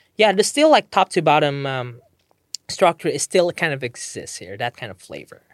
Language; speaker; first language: English; non-native, fluent; Indonesian